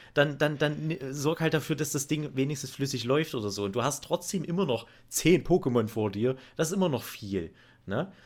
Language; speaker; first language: German; native; German